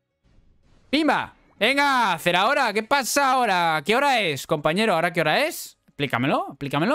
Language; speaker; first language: Spanish; native; Spanish